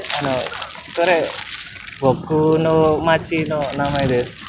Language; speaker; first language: Japanese; non-native, learner; Indonesian